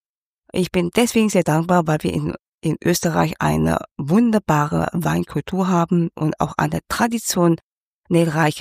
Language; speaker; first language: German; non-native, fluent; Cantonese